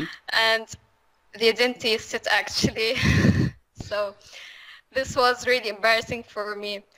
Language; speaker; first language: English; non-native, fluent; Arabic